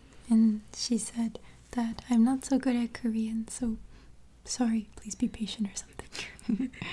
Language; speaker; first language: English; native; English